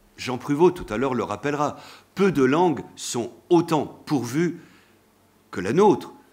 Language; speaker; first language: French; native; French